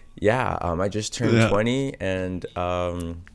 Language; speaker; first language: English; native; English